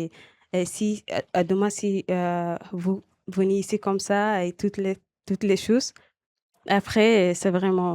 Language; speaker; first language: French; non-native, local second language; Arabic